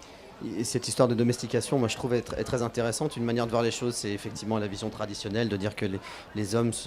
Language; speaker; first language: French; native; French